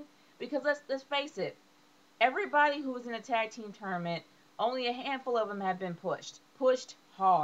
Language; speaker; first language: English; native; English